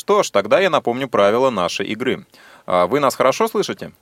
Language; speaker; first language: Russian; native; Russian